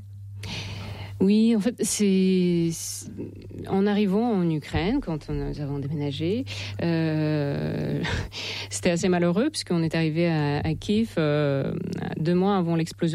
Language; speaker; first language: French; non-native, fluent; Ukrainian